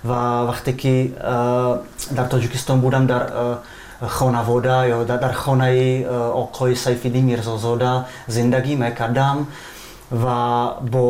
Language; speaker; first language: Persian; non-native, fluent; Czech